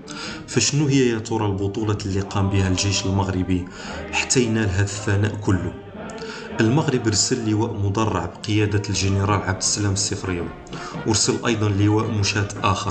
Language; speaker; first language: Arabic; native; Arabic